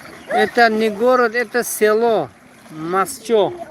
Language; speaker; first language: Russian; non-native, local second language; Tajik